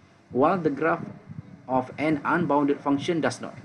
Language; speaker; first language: English; non-native, local second language; Malay